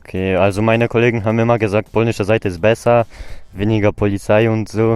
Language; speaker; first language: German; non-native, learner; Polish